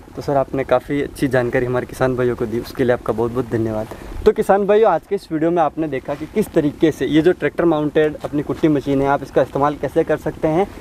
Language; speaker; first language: Hindi; native; Hindi